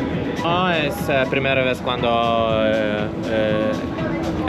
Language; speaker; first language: Spanish; non-native, learner; Lithuanian